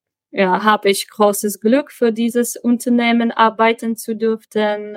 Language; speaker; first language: German; non-native, learner; Czech